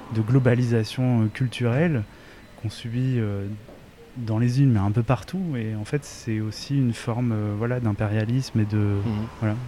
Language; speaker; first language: French; native; French